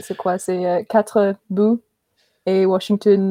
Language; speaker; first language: French; non-native, learner; English